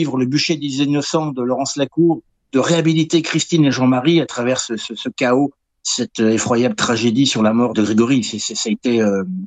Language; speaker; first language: French; native; French